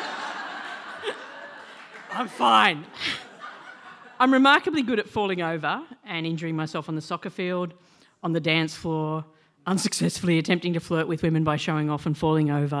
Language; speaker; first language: English; native; English